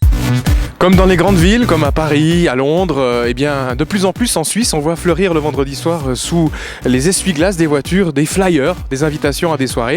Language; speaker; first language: French; native; French